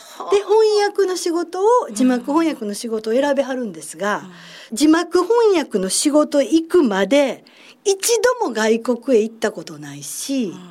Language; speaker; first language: Japanese; native; Japanese